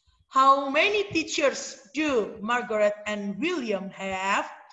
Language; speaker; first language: English; non-native, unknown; Indonesian